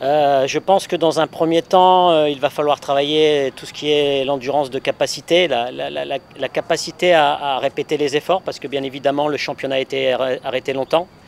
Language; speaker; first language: French; native; French